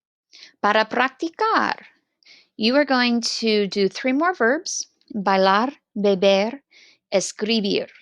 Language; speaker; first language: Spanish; non-native, fluent; English